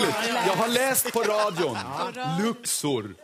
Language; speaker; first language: Swedish; native; Swedish